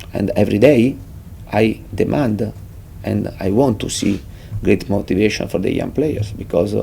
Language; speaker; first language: English; non-native, fluent; Italian